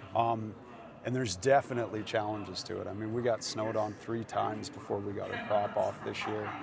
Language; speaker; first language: English; native; English